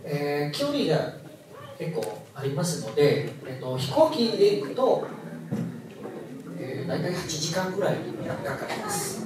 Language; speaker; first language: Japanese; non-native, fluent; Indonesian